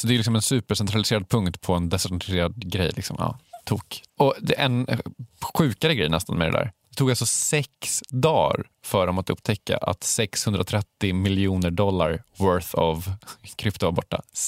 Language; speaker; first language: Swedish; native; Swedish